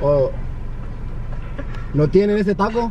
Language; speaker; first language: Spanish; early bilingual, heritage; Spanish